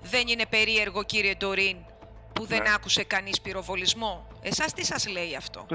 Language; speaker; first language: Greek; native; Greek